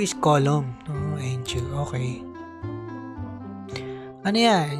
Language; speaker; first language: English; non-native, local second language; Filipino